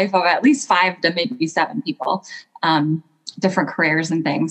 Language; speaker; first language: English; native; English